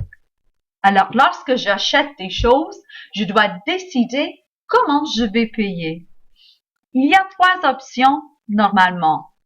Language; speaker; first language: French; non-native, fluent; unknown